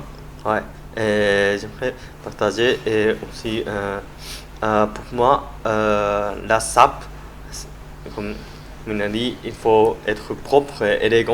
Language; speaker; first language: French; non-native, learner; Japanese